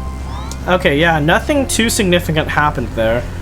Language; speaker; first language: English; native; English